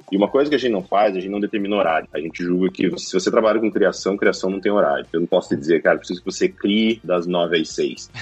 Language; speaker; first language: Portuguese; native; Portuguese